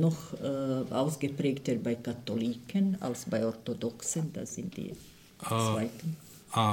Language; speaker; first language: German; non-native, fluent; Croatian